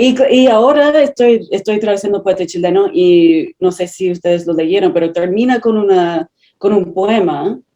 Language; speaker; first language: Spanish; non-native, fluent; English